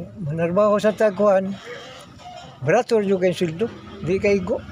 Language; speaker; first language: Cebuano; native; Cebuano